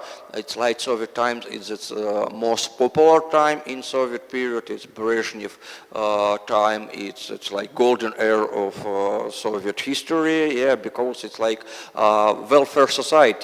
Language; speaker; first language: English; non-native, learner; Russian